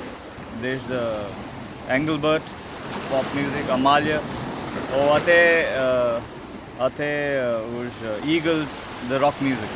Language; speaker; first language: Portuguese; non-native, fluent; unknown